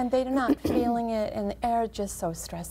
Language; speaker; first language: English; native; English